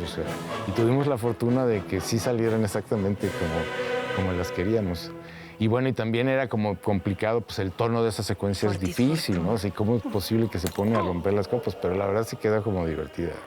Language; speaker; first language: Spanish; native; Spanish